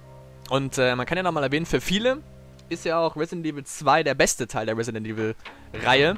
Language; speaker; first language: German; native; German